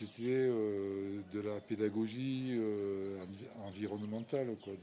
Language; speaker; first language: French; native; French